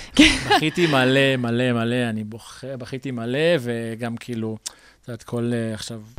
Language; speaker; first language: Hebrew; native; Hebrew